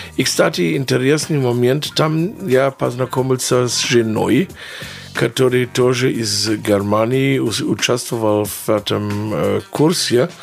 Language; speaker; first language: Russian; non-native, fluent; German